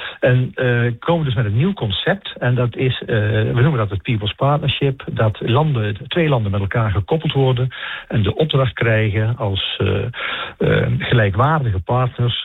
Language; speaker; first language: Dutch; native; Dutch